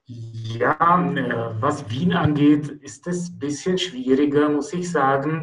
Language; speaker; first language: German; non-native, fluent; Czech